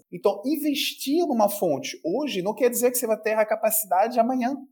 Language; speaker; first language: Portuguese; non-native, fluent; French